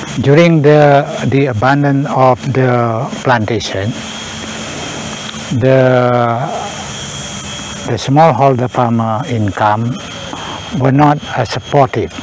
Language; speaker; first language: English; non-native, learner; Indonesian